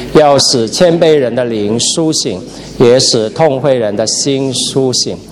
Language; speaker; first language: Chinese; native; Chinese